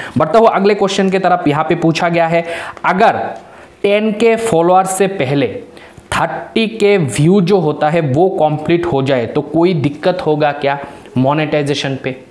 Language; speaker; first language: Hindi; non-native, local second language; Bangla